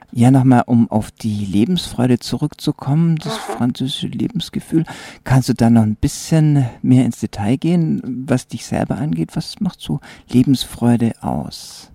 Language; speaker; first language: German; native; German